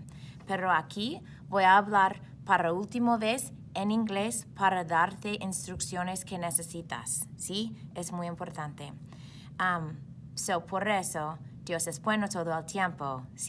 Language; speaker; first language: Spanish; non-native, fluent; English